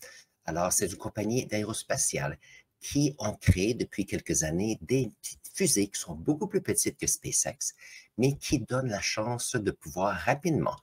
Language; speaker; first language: French; native; French